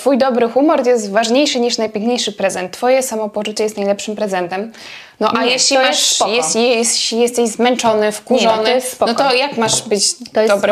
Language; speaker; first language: Polish; native; Polish